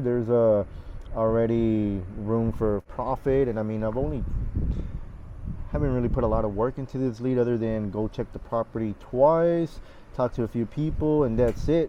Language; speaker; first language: English; native; English